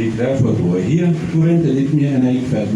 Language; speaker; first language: Danish; non-native, fluent; Turkish